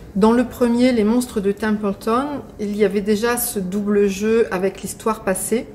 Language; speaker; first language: French; native; French